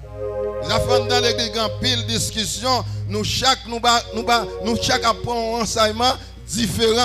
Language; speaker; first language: French; non-native, learner; Haitian Creole